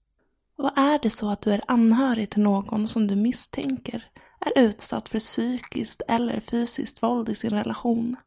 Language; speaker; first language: Swedish; native; Swedish